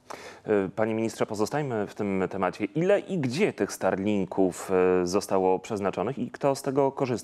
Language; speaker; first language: Polish; native; Polish